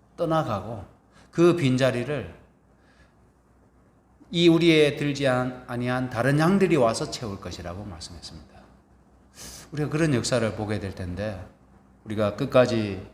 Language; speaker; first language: Korean; native; Korean